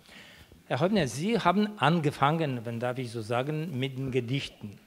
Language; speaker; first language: German; non-native, fluent; Polish